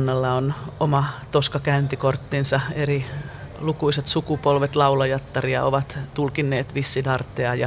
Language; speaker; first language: Finnish; native; Finnish